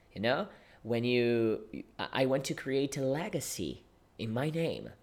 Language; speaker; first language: English; non-native, fluent; Portuguese